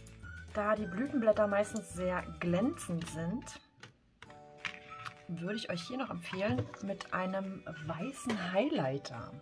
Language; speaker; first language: German; native; German